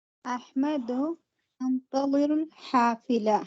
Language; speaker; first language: Arabic; non-native, learner; Tamil